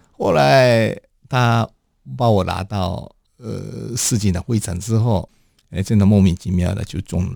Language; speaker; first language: Chinese; non-native, fluent; Japanese